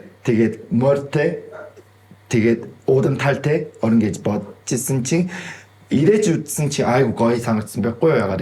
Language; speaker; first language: Mongolian; non-native, fluent; Korean